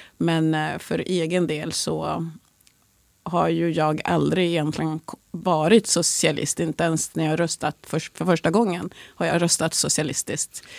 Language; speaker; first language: Swedish; early bilingual, other home language; Swahili